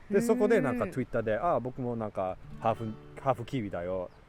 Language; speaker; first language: Japanese; early bilingual, other home language; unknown